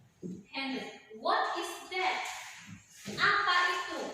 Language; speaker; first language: English; non-native, learner; Indonesian